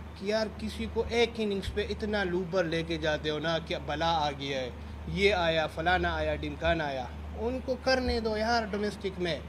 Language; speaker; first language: Urdu; non-native, local second language; Pashto